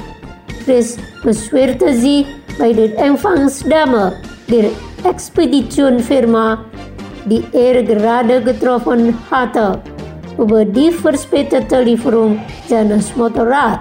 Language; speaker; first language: German; non-native, fluent; Indonesian